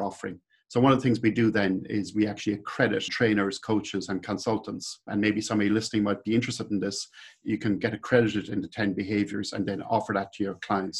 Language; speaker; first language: English; native; English